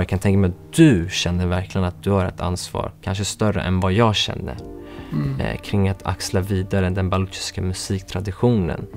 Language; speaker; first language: Swedish; early bilingual, other home language; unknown